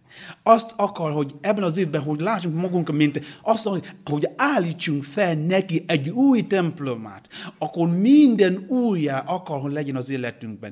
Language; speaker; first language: Hungarian; non-native, learner; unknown